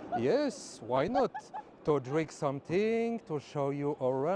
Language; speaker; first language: English; non-native, learner; French